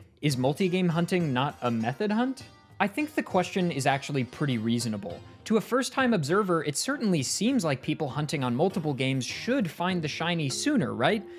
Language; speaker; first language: English; native; English